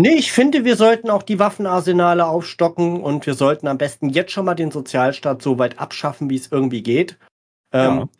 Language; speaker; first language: German; native; German